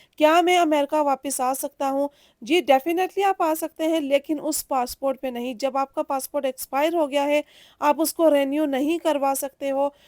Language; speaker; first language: Urdu; native; Urdu